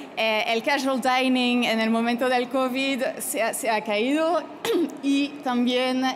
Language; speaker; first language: Spanish; non-native, fluent; French